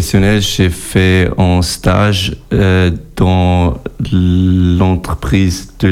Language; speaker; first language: French; non-native, learner; German